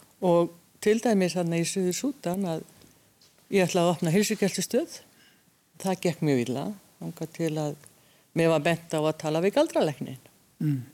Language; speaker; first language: Icelandic; early bilingual, other home language; Hungarian